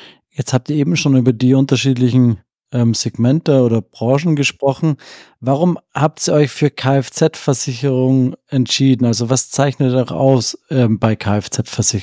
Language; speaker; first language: German; native; German